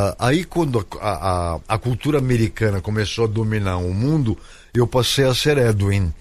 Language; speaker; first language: Portuguese; native; Portuguese